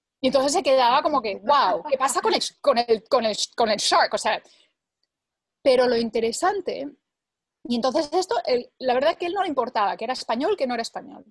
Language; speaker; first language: Spanish; early bilingual, other home language; English